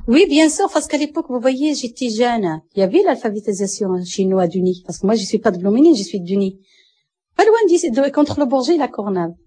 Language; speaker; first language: French; non-native, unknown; Arabic